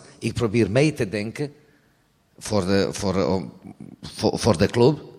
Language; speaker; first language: Dutch; non-native, fluent; Serbian